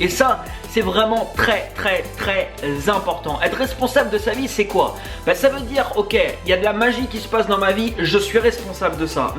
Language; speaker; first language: French; native; French